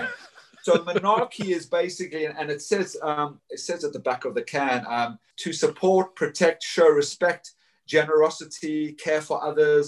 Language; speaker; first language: English; native; English